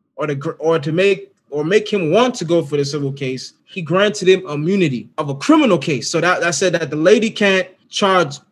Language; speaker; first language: English; native; English